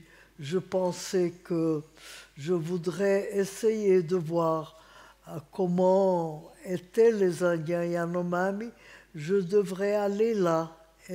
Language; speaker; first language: French; non-native, fluent; Hungarian